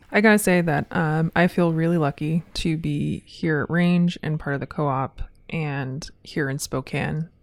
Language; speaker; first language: English; native; English